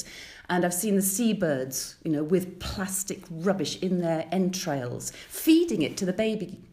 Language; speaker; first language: English; native; English